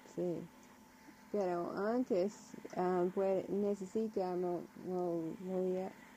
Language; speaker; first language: Spanish; non-native, learner; English